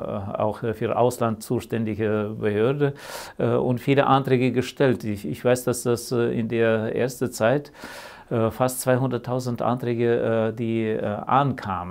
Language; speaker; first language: German; early bilingual, heritage; German